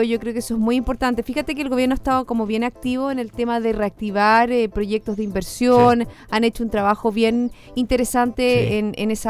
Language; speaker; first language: Spanish; native; Spanish